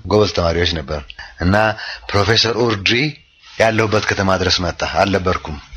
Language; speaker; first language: Amharic; non-native, local second language; Oromo